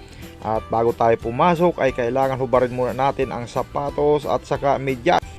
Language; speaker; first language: Filipino; native; Filipino